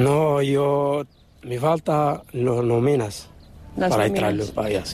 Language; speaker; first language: Spanish; non-native, learner; Arabic